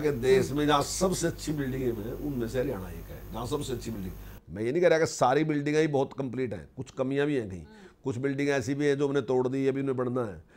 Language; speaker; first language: Hindi; native; Hindi